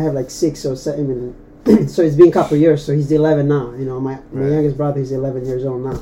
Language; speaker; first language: English; non-native, fluent; Tetum